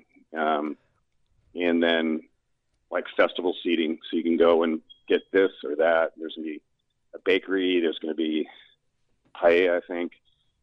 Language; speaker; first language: English; native; English